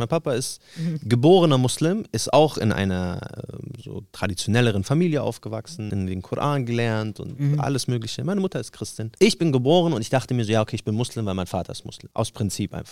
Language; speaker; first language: German; native; German